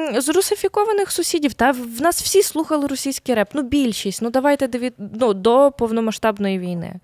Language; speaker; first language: Ukrainian; native; Ukrainian